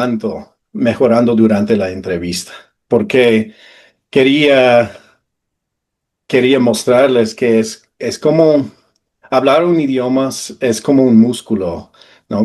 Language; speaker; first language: Spanish; non-native, fluent; English